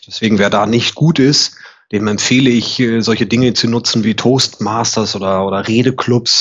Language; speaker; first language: German; native; German